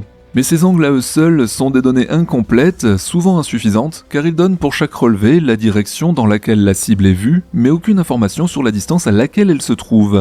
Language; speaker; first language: French; native; French